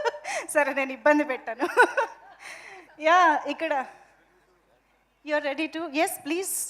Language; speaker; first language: Telugu; native; Telugu